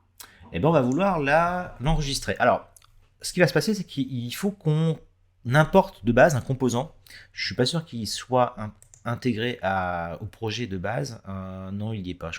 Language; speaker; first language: French; native; French